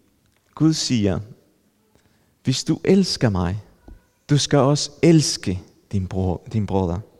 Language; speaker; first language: Danish; non-native, fluent; Spanish